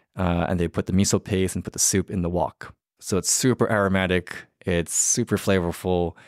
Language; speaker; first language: English; native; English